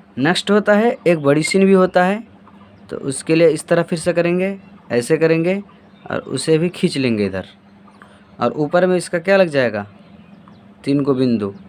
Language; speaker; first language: Hindi; native; Hindi